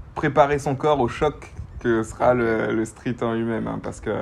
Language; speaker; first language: French; native; French